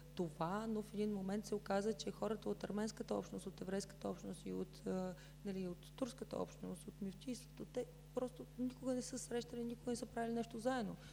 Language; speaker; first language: Bulgarian; native; Bulgarian